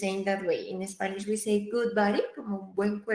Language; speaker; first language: Spanish; native; Spanish